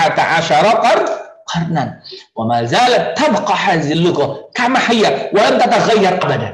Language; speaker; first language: Arabic; non-native, fluent; Indonesian